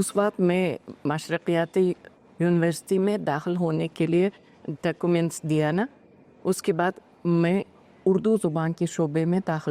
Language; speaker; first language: Hindi; non-native, fluent; Uzbek